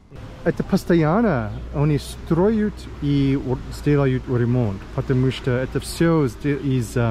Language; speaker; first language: Russian; non-native, learner; English